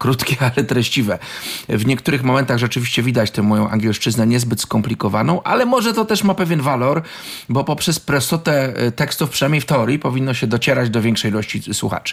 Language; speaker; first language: Polish; native; Polish